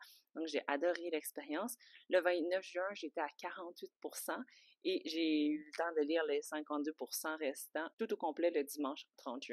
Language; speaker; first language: French; native; French